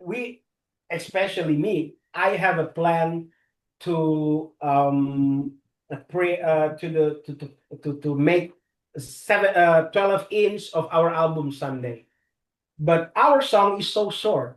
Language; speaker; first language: English; non-native, learner; Indonesian